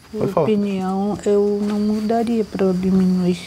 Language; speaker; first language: Portuguese; non-native, local second language; Guarani